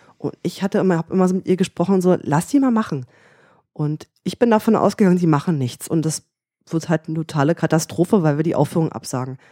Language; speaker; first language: German; native; German